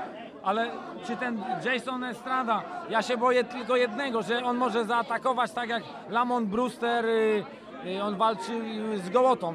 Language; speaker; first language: Polish; native; Polish